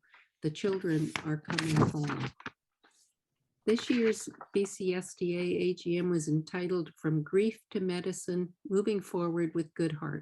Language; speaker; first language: English; native; English